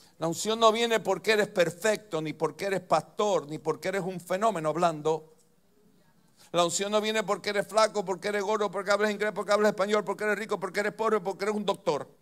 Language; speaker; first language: Spanish; native; Spanish